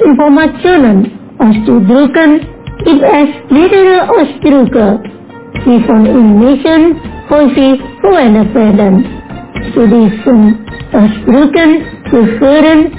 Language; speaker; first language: German; non-native, fluent; Indonesian